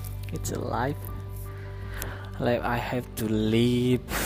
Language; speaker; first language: English; non-native, learner; Indonesian